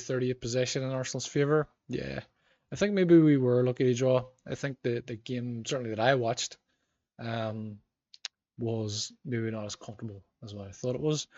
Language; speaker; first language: English; native; English